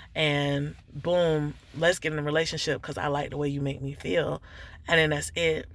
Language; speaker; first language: English; native; English